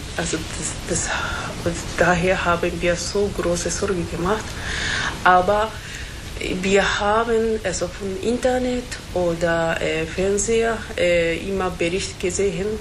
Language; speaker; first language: German; non-native, fluent; Japanese